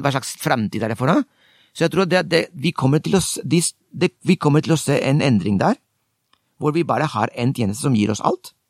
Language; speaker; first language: Norwegian; non-native, fluent; Spanish